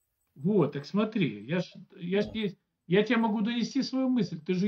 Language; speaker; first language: Russian; native; Russian